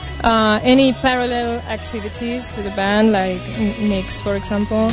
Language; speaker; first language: English; non-native, fluent; Spanish